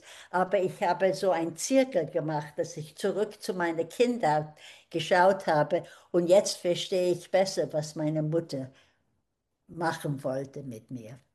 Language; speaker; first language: German; early bilingual, heritage; German